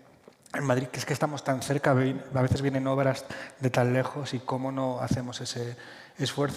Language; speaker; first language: Spanish; native; Spanish